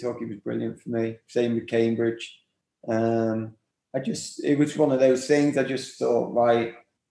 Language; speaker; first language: English; native; English